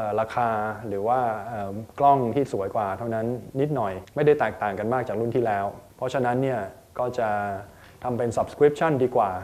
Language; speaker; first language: Thai; native; Thai